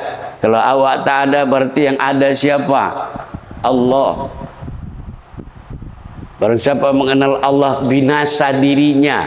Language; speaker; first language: Indonesian; native; Indonesian